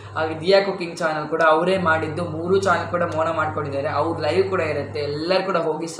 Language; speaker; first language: Kannada; native; Kannada